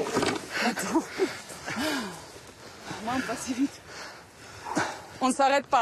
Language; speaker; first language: French; non-native, fluent; German